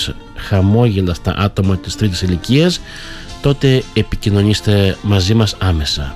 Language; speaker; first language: Greek; native; Greek